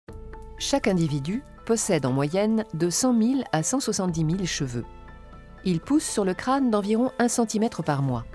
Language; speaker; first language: French; native; French